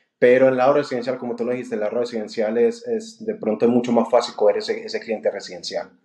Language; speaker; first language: Spanish; native; Spanish